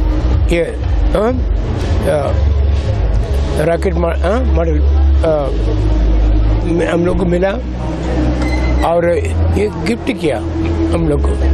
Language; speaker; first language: Hindi; non-native, local second language; Tamil